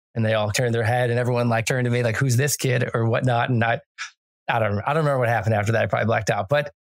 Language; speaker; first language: English; native; English